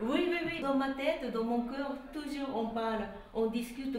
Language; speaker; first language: French; non-native, learner; Japanese